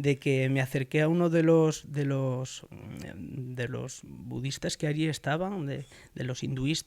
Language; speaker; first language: Spanish; native; Spanish